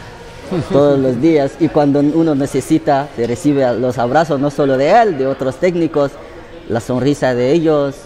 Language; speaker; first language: Spanish; non-native, fluent; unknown